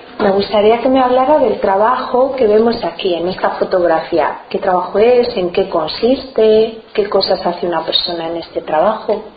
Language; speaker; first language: Spanish; native; Spanish